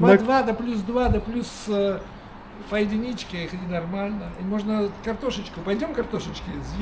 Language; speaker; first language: Russian; native; Russian